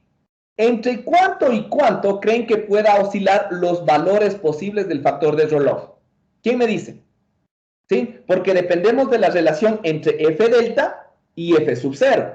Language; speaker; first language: Spanish; native; Spanish